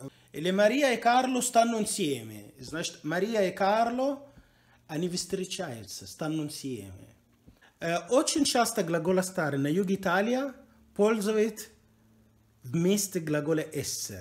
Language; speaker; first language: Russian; non-native, learner; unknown